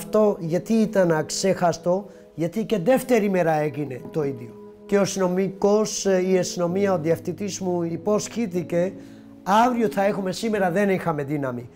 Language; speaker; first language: Greek; non-native, fluent; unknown